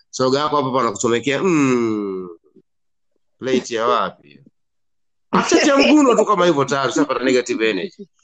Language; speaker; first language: Swahili; native; Swahili